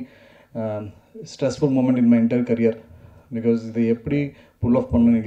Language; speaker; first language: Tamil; non-native, learner; Malayalam